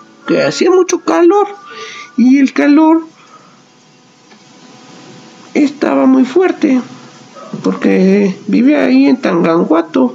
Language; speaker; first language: Spanish; native; Spanish